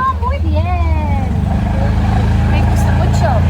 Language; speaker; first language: Spanish; non-native, learner; English